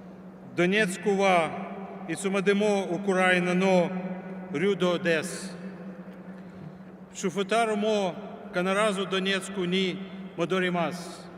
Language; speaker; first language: Japanese; non-native, fluent; Ukrainian